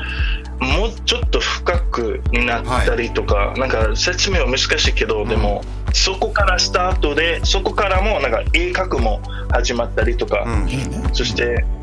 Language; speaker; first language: Japanese; non-native, fluent; English